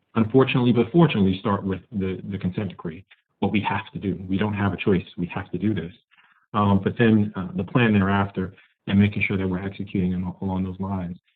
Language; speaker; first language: English; native; English